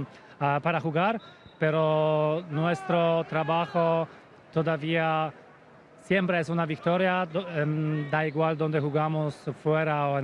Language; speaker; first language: Spanish; non-native, fluent; Polish